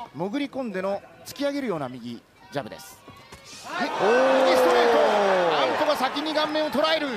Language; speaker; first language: Japanese; native; Japanese